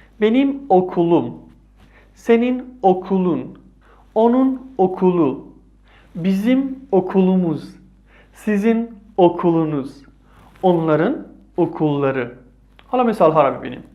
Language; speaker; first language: Turkish; non-native, fluent; Persian